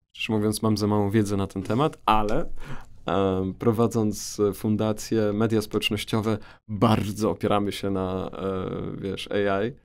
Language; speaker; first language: Polish; native; Polish